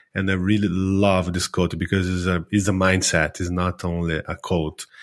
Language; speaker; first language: English; non-native, fluent; Portuguese